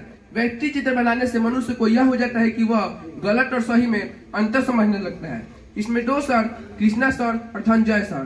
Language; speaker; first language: Hindi; native; Hindi